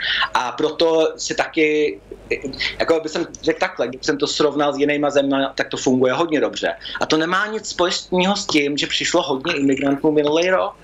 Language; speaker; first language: Czech; early bilingual, heritage; Czech